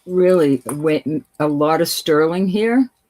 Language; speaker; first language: English; native; English